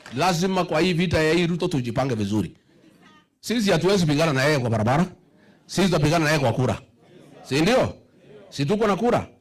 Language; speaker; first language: Swahili; non-native, local second language; Kikuyu